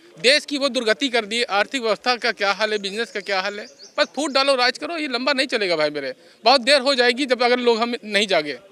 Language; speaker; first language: Hindi; native; Hindi